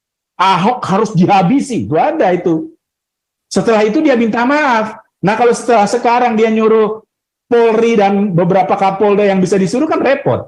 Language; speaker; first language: Indonesian; native; Indonesian